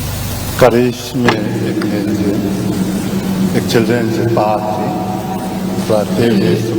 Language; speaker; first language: Italian; non-native, learner; Korean